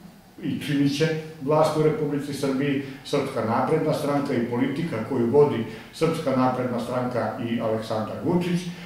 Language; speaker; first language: Serbian; native; Serbian